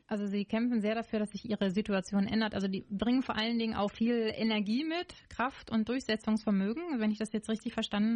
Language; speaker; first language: German; native; German